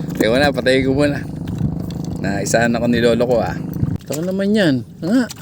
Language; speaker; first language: Filipino; native; Filipino